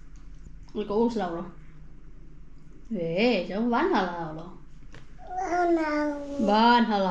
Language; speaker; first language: Finnish; non-native, learner; Filipino